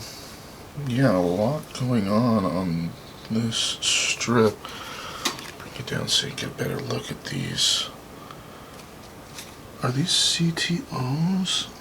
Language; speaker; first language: English; native; English